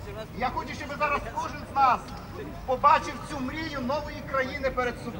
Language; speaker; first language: Ukrainian; native; Ukrainian